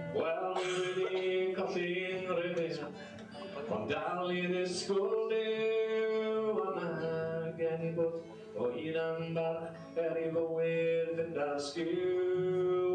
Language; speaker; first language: Welsh; native; Welsh